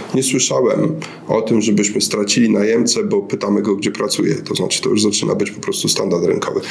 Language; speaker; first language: Polish; native; Polish